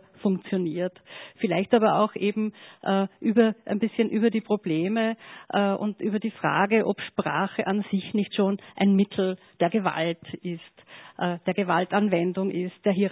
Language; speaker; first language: German; native; German